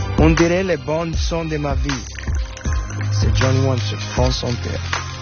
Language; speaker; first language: French; non-native, fluent; English